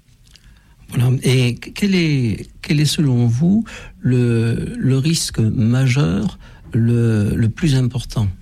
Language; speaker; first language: French; native; French